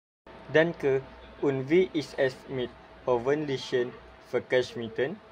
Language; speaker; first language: German; non-native, learner; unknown